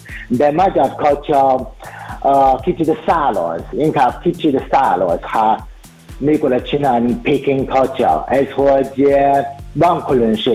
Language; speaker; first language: Hungarian; non-native, learner; Chinese